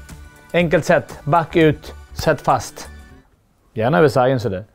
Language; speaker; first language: Swedish; native; Swedish